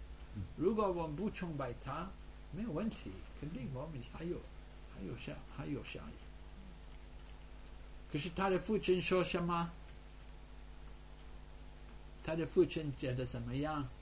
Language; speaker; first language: Chinese; non-native, fluent; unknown